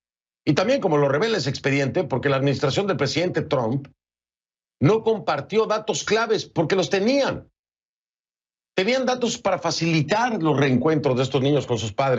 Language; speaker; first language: Spanish; native; Spanish